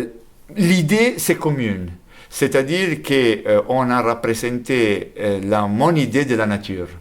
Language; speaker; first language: French; non-native, fluent; Italian